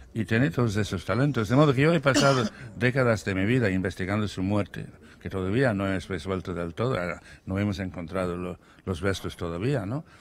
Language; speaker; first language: Spanish; non-native, fluent; English